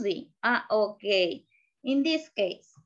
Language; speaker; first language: English; non-native, learner; Spanish